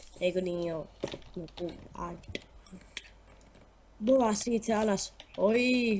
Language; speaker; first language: Finnish; native; Finnish